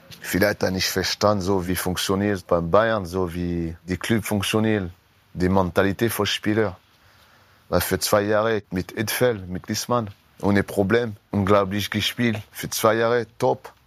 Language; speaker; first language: German; non-native, learner; French